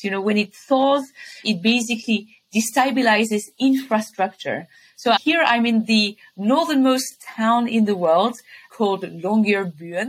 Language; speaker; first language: English; non-native, fluent; French